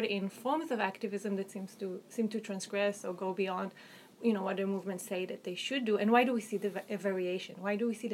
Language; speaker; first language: English; non-native, fluent; Hebrew